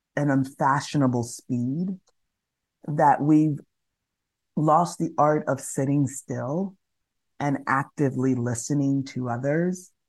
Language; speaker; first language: English; native; English